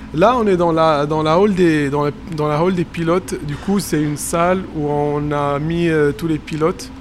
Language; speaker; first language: French; non-native, local second language; Arabic